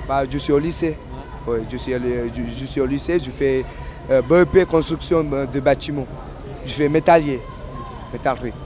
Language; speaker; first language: French; non-native, learner; Tamil